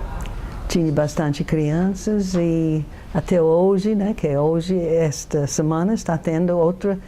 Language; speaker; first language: Portuguese; non-native, fluent; English